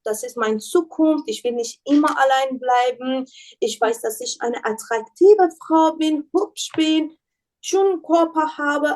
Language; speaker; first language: German; non-native, learner; Persian